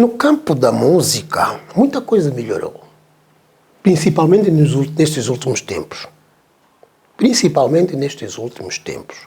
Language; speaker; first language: Portuguese; non-native, local second language; Tsonga